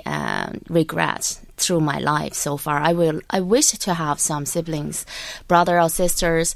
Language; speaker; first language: English; non-native, learner; Chinese